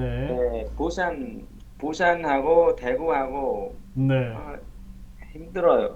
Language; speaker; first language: Korean; non-native, learner; Vietnamese